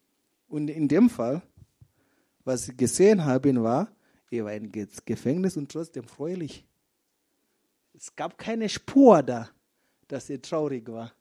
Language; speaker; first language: German; non-native, fluent; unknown